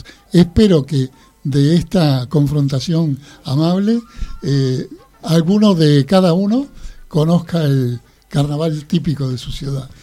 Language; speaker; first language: Spanish; native; Spanish